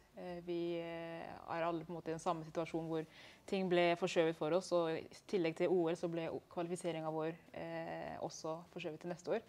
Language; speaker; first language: Norwegian; early bilingual, other home language; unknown